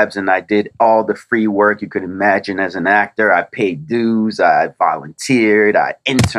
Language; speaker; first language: English; early bilingual, other home language; French